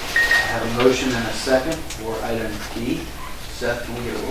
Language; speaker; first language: English; native; English